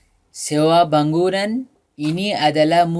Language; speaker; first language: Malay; non-native, learner; Bangla